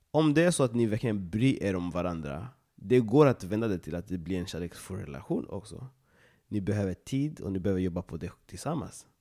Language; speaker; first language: Swedish; non-native, fluent; Lingala